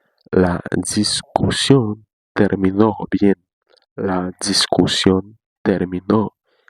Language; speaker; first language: Spanish; non-native, learner; Haitian Creole